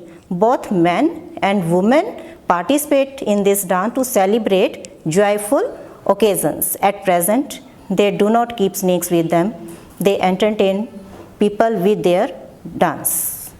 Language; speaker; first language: English; non-native, local second language; Gujarati